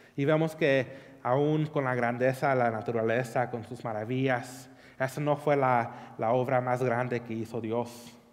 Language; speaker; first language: Spanish; early bilingual, heritage; Spanish